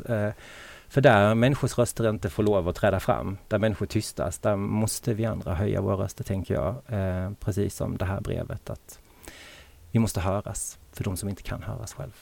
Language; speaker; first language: Swedish; native; Swedish